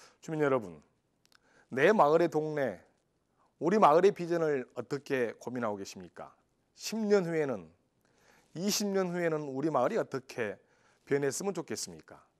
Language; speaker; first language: Korean; native; Korean